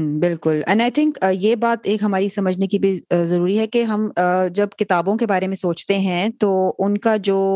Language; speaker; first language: Urdu; native; Urdu